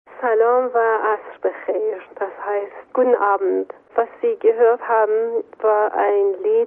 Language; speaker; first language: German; non-native, fluent; Persian